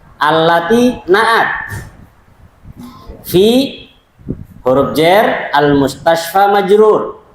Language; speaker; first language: Arabic; non-native, fluent; Indonesian